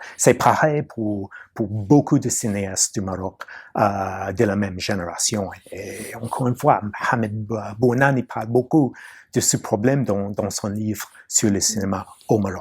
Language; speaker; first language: French; non-native, fluent; English